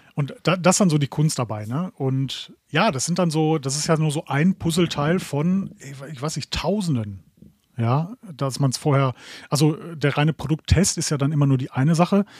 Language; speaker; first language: German; native; German